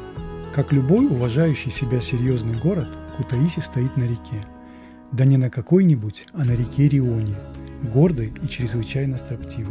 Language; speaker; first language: Russian; native; Russian